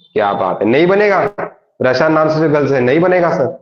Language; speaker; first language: Hindi; non-native, local second language; Marathi